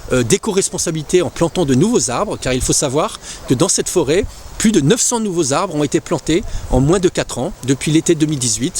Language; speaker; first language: French; native; French